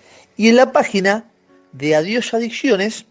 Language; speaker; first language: Spanish; native; Spanish